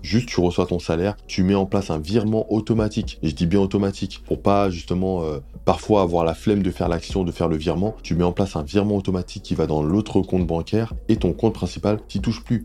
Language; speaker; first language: French; native; French